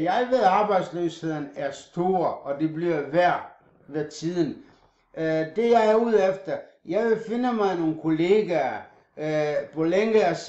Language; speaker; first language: Danish; non-native, fluent; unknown